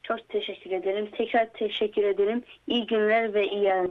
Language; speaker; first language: Turkish; early bilingual, heritage; Turkish